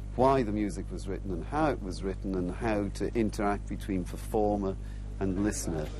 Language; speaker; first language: English; native; English